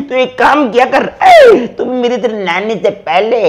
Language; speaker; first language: Hindi; native; Hindi